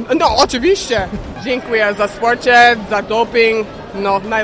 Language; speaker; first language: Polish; non-native, learner; English